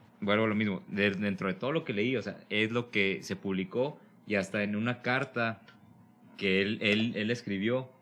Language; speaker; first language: Spanish; native; Spanish